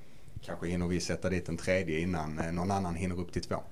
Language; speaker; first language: Swedish; native; Swedish